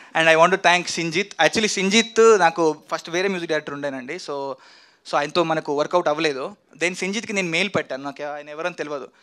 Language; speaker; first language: Telugu; non-native, fluent; Kannada